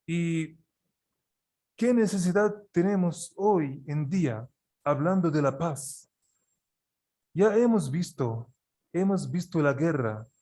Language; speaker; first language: Spanish; non-native, fluent; Arabic